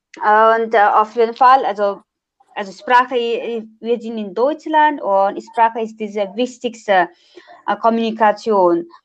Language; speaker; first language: German; non-native, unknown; Nepali